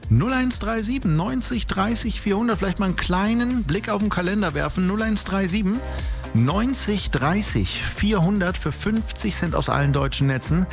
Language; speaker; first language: German; native; German